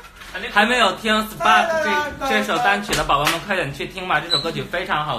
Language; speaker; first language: Chinese; native; Chinese